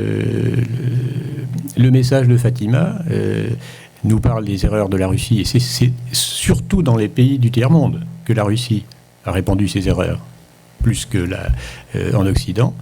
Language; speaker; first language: French; native; French